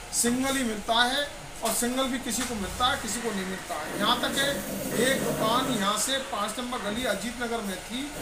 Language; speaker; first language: Hindi; native; Hindi